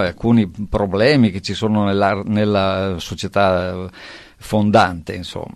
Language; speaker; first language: Italian; native; Italian